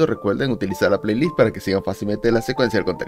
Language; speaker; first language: Spanish; native; Spanish